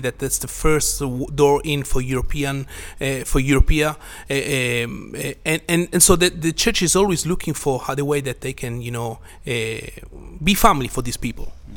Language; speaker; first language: English; non-native, fluent; Italian